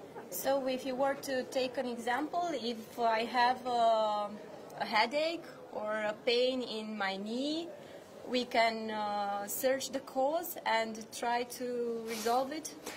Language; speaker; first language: English; non-native, fluent; Romanian